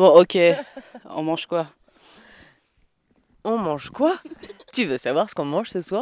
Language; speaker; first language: French; native; French